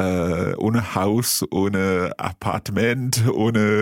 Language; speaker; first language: German; non-native, fluent; English